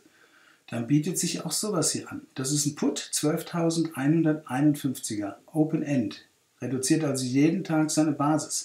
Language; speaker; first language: German; native; German